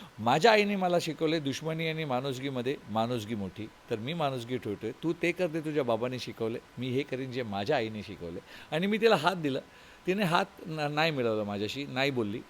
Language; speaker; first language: Marathi; non-native, local second language; Tulu